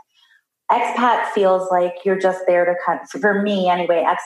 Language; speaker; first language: English; native; English